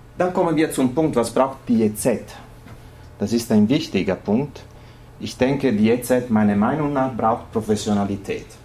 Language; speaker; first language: German; non-native, fluent; Italian